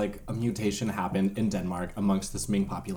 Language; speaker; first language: English; native; English